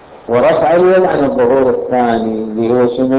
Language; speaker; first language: Arabic; native; Arabic